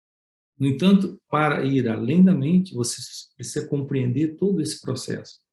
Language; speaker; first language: Portuguese; native; Portuguese